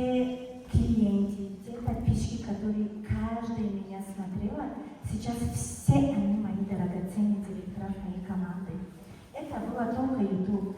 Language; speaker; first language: Russian; non-native, fluent; Tajik